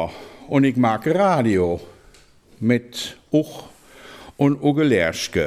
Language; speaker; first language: German; native; German